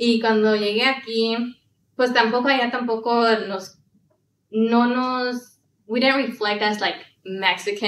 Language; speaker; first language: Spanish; early bilingual, other home language; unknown